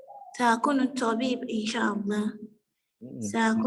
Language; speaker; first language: Arabic; non-native, learner; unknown